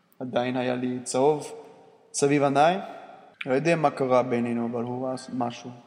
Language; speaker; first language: Hebrew; non-native, learner; English